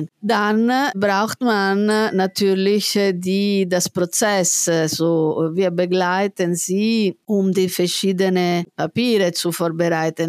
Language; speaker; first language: German; non-native, fluent; Italian